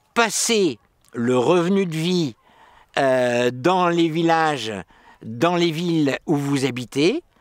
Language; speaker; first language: French; native; French